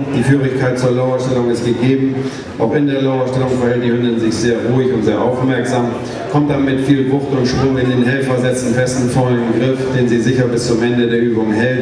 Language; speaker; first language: German; native; German